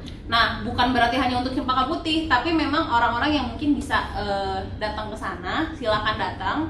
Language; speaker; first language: Indonesian; native; Indonesian